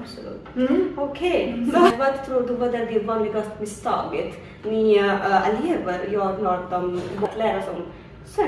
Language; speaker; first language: Swedish; non-native, learner; Hindi